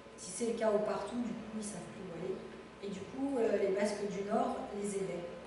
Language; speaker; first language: French; native; French